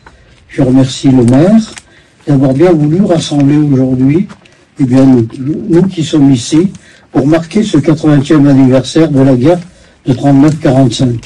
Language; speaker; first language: French; native; French